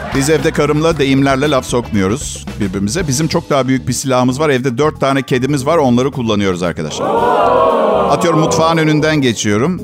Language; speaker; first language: Turkish; non-native, fluent; Italian